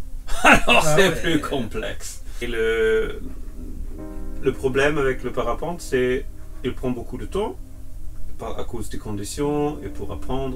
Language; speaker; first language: French; non-native, fluent; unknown